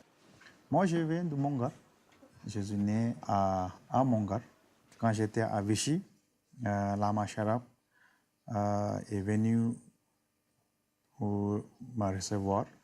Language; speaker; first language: French; non-native, learner; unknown